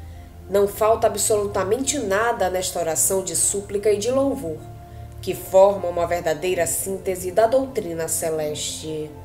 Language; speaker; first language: Portuguese; native; Portuguese